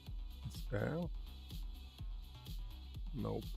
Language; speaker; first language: English; non-native, learner; Slovak